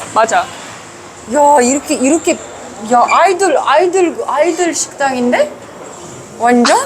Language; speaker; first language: Korean; non-native, fluent; Uzbek